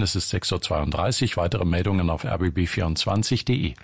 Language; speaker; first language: German; native; German